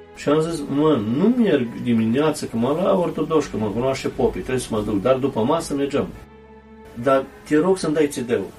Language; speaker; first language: Romanian; early bilingual, heritage; Romanian